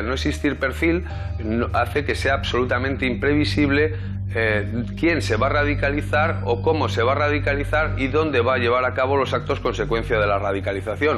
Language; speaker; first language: Spanish; native; Spanish